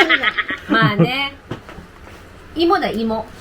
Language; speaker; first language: Japanese; non-native, fluent; Filipino